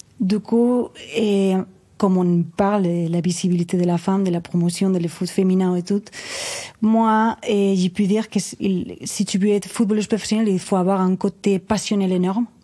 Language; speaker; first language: French; non-native, fluent; Spanish